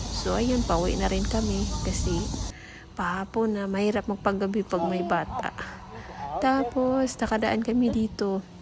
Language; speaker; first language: Filipino; non-native, local second language; Cebuano